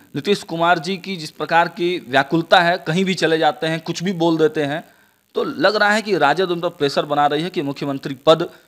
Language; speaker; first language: Hindi; native; Hindi